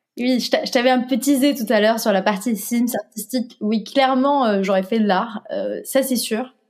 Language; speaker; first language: French; non-native, local second language; Arabic